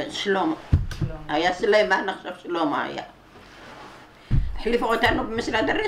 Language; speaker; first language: Hebrew; non-native, learner; Arabic